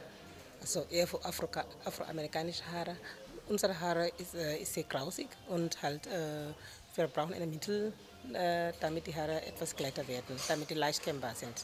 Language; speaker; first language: German; non-native, fluent; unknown